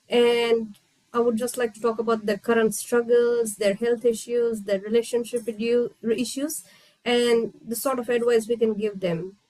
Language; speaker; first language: English; non-native, local second language; Hindi